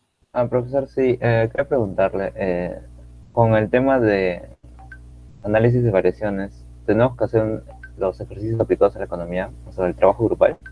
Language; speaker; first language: Spanish; native; Spanish